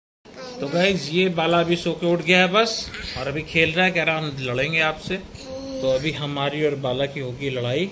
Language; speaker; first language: Hindi; native; Hindi